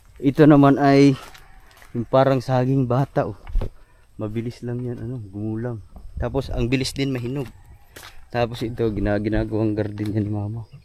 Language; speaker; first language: Filipino; non-native, local second language; Cebuano